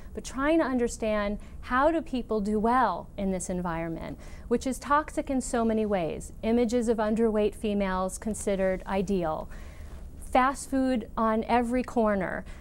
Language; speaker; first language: English; native; English